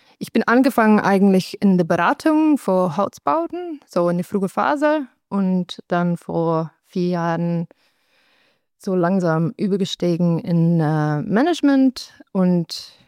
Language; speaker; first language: German; non-native, local second language; Dutch